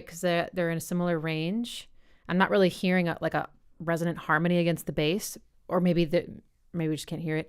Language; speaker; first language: English; native; English